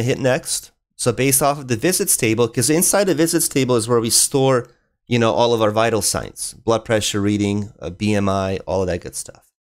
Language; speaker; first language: English; native; English